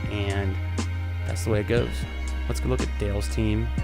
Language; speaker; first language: English; native; English